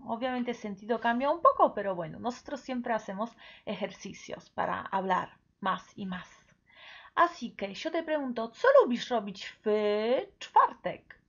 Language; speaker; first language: Spanish; non-native, fluent; Polish